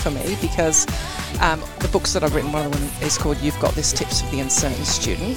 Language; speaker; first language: English; native; English